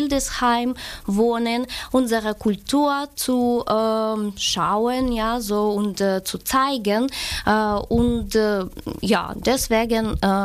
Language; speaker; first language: German; non-native, learner; Ukrainian